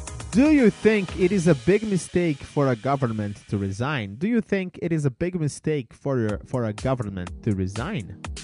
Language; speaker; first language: English; non-native, fluent; Portuguese